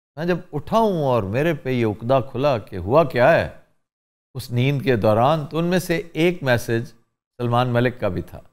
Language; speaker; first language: Urdu; native; Urdu